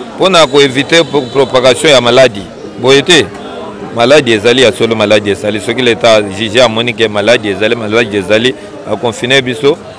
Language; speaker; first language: Lingala; native; Lingala